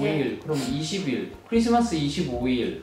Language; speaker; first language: Korean; native; Korean